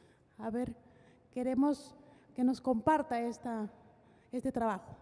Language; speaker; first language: Spanish; native; Spanish